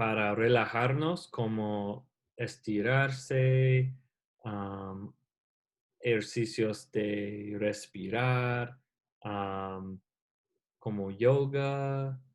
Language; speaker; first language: Spanish; non-native, learner; English